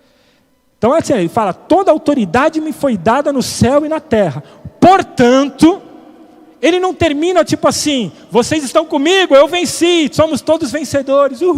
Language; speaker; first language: Portuguese; native; Portuguese